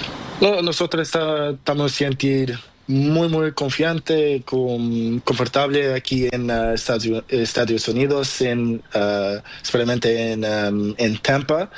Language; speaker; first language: Spanish; non-native, learner; Portuguese